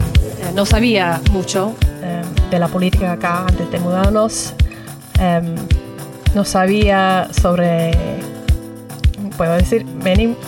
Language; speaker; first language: Spanish; non-native, learner; English